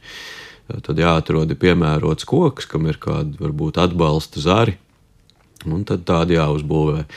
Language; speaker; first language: Latvian; native; Latvian